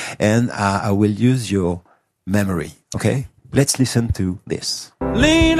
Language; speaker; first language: English; non-native, fluent; French